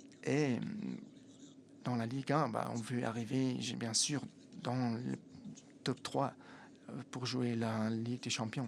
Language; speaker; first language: French; non-native, fluent; Italian